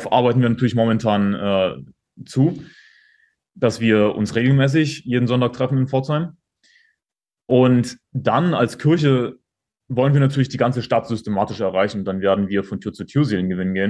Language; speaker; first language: German; native; German